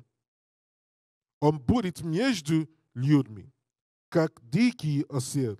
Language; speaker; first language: Russian; non-native, learner; English